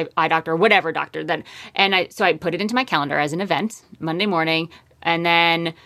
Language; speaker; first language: English; native; English